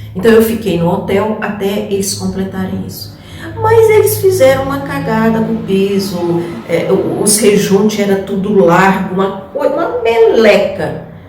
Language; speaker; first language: Portuguese; native; Portuguese